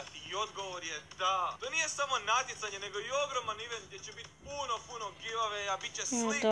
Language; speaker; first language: Bosnian; native; Bosnian